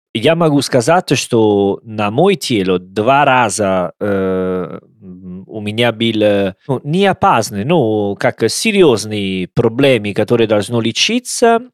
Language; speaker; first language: Russian; non-native, learner; Italian